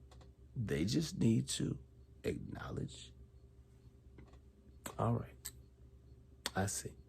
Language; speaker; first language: English; native; English